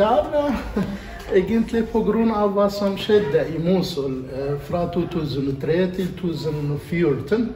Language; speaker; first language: Norwegian; non-native, learner; Arabic